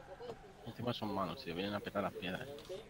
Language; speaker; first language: Spanish; native; Spanish